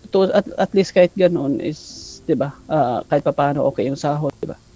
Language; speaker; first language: Filipino; non-native, local second language; Kinaray-a